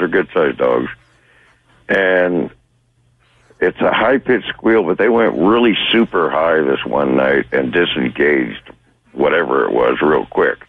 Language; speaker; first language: English; native; English